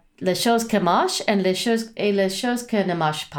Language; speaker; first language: French; non-native, learner; English